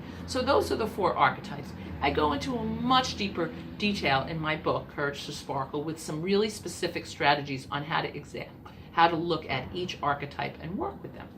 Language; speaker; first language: English; native; English